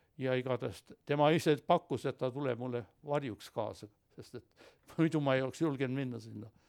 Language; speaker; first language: Estonian; early bilingual, heritage; Estonian